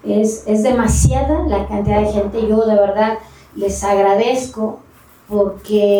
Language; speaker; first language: Spanish; native; Spanish